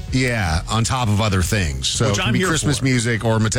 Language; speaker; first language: English; native; English